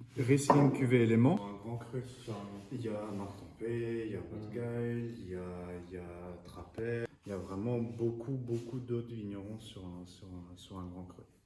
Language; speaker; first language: French; native; French